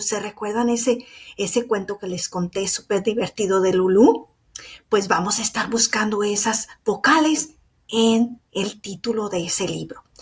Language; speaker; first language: Spanish; early bilingual, heritage; Spanish